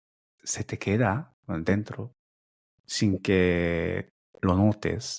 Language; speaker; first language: Spanish; non-native, fluent; Japanese